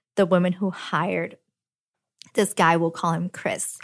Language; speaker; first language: English; early bilingual, other home language; Cantonese